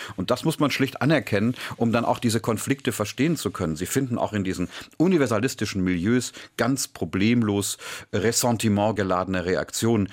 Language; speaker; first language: German; native; German